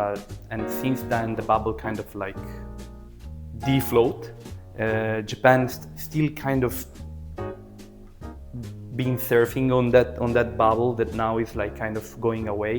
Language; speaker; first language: English; early bilingual, other home language; Italian